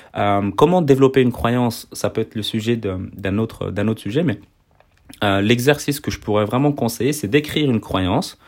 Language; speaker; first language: French; native; French